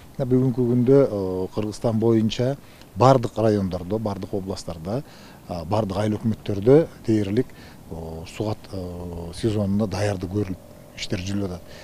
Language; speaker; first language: Kyrgyz; native; Kyrgyz